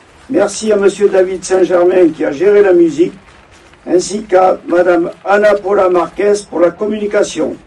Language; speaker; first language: French; native; French